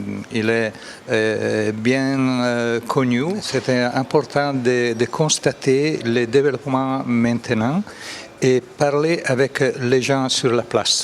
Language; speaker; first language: French; non-native, fluent; Italian